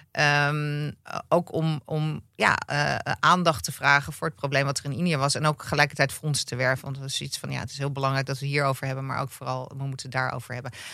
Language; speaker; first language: Dutch; native; Dutch